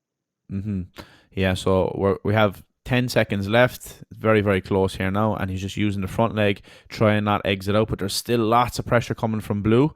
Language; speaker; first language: English; native; English